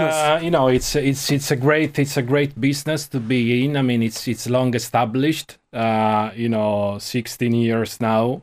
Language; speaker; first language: English; non-native, fluent; Italian